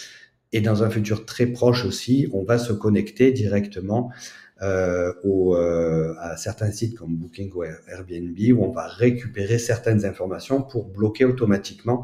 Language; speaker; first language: French; native; French